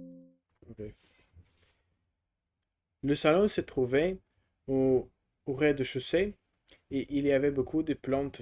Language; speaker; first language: French; non-native, learner; Russian